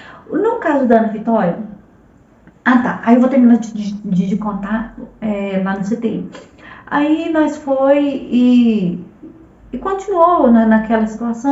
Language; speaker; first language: Portuguese; native; Portuguese